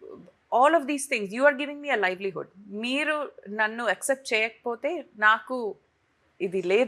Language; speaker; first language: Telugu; non-native, fluent; Tamil